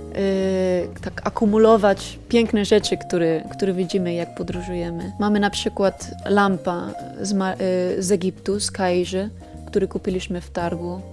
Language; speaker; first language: Polish; non-native, learner; Spanish